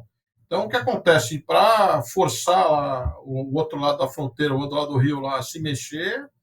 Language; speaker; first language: Portuguese; native; Portuguese